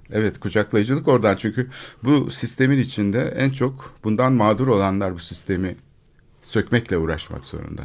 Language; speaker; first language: Turkish; native; Turkish